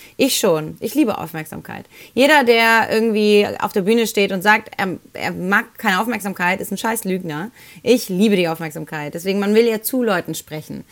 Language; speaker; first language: German; early bilingual, other home language; Spanish